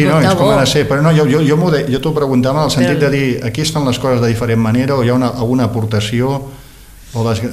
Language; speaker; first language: Catalan; native; Catalan